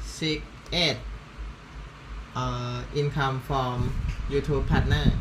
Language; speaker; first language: English; non-native, learner; Thai